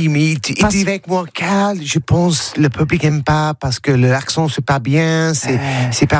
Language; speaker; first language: French; non-native, learner; English